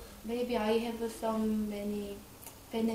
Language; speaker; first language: English; non-native, learner; Korean